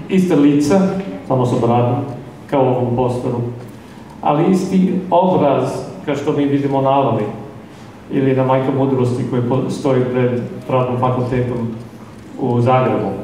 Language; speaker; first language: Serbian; non-native, fluent; English